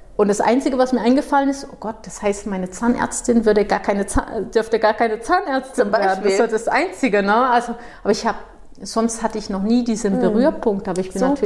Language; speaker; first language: German; non-native, fluent; Portuguese